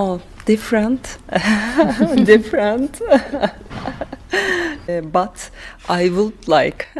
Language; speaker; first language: English; non-native, learner; Turkish